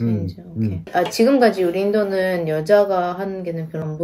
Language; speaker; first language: Korean; non-native, fluent; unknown